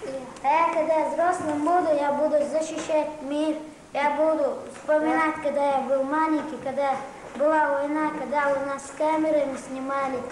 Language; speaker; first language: Russian; non-native, local second language; Chechen